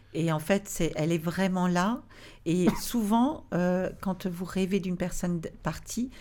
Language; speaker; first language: French; native; French